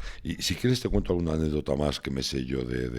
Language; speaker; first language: Spanish; native; Spanish